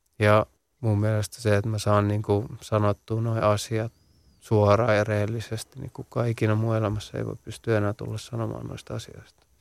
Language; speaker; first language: Finnish; early bilingual, other home language; Central Kurdish